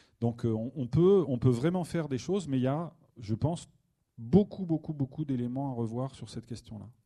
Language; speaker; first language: French; native; French